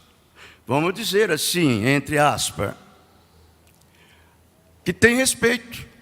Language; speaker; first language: Portuguese; native; Portuguese